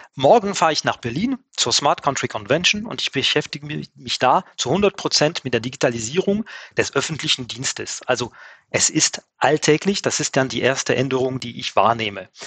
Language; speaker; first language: German; non-native, fluent; French